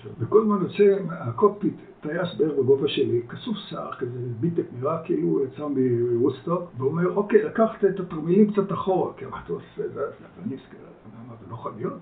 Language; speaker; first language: Hebrew; early bilingual, other home language; Dutch